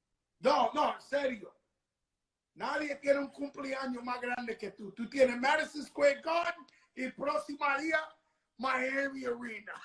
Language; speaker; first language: Spanish; early bilingual, heritage; English